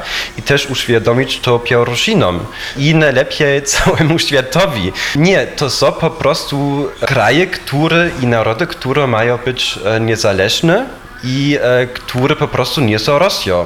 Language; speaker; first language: Polish; non-native, fluent; German